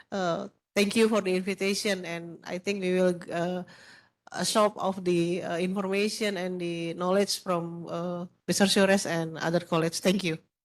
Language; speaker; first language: English; non-native, learner; Indonesian